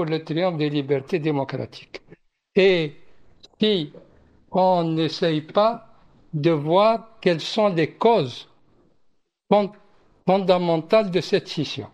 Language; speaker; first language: French; non-native, local second language; Arabic